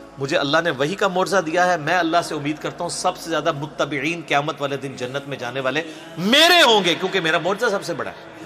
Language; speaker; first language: Urdu; non-native, local second language; Punjabi